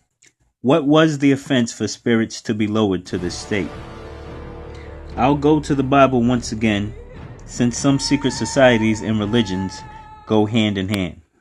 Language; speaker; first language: English; native; English